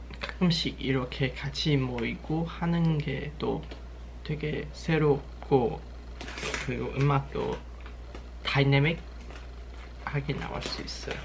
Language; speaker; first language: Korean; non-native, learner; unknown